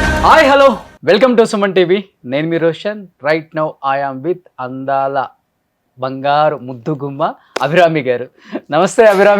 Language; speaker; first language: Telugu; native; Telugu